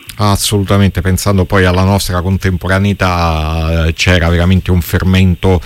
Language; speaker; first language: Italian; native; Italian